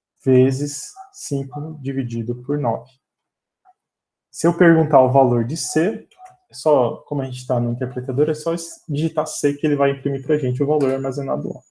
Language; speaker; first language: Portuguese; native; Portuguese